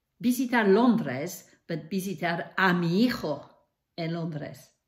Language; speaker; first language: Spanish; non-native, fluent; English